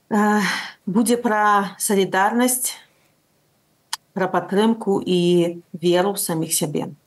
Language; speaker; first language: Belarusian; non-native, local second language; Russian